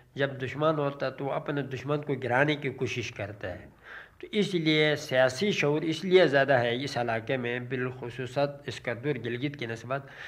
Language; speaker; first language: Urdu; non-native, local second language; Shina